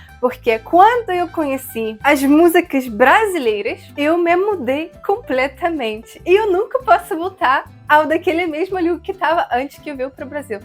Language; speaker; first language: Portuguese; non-native, fluent; Russian